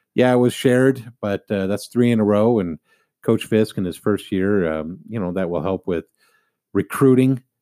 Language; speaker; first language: English; native; English